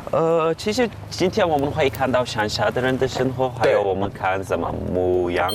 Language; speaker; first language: Chinese; non-native, fluent; Turkish